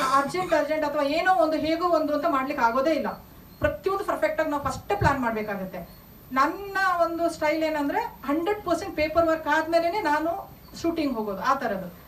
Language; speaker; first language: Kannada; non-native, local second language; Kodava